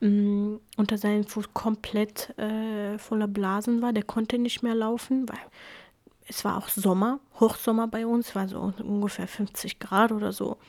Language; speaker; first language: German; non-native, fluent; Kurdish